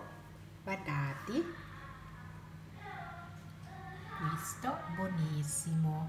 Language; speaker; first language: Italian; non-native, learner; Thai